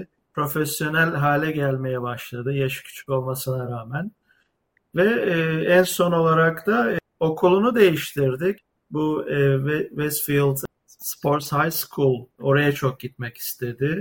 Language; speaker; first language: Turkish; native; Turkish